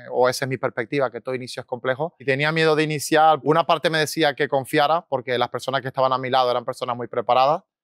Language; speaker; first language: Spanish; native; Spanish